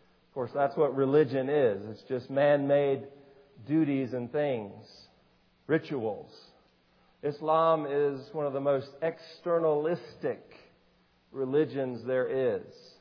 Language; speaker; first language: English; native; English